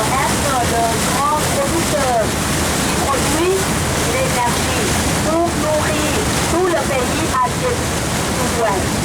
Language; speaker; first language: French; non-native, learner; Thai